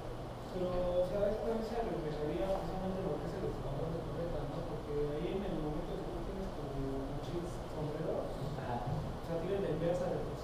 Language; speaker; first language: Spanish; native; Spanish